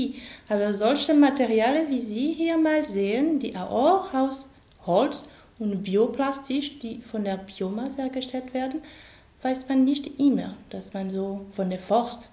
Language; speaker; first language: German; non-native, fluent; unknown